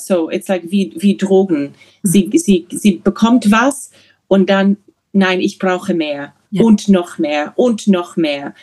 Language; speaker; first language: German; non-native, learner; English